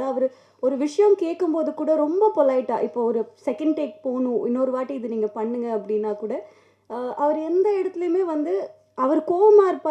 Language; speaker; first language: Tamil; native; Tamil